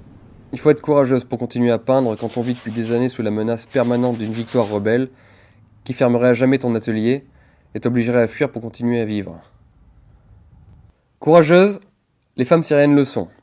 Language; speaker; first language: French; native; French